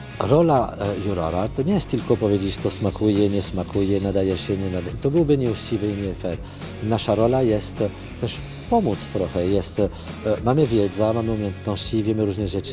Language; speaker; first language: Polish; non-native, fluent; French